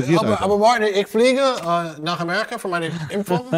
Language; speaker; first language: German; non-native, learner; English